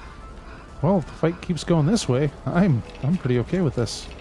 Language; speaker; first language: English; native; English